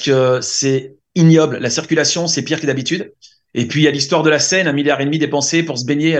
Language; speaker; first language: French; native; French